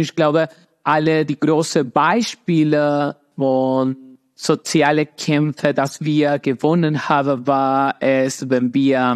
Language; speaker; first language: German; non-native, learner; Spanish